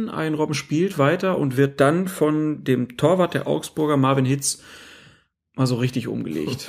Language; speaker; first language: German; native; German